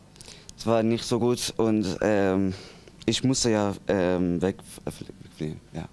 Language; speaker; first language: German; non-native, learner; Persian